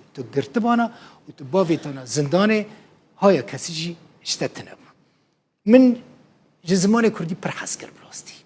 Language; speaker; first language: Kurdish; native; Kurdish